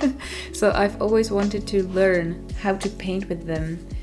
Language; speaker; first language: English; non-native, fluent; Czech